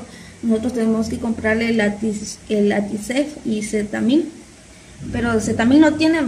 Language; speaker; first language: Spanish; native; Spanish